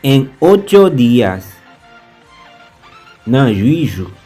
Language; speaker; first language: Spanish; non-native, learner; Haitian Creole